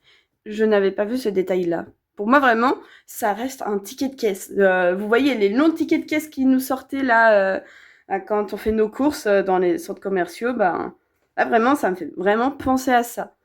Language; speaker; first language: French; native; French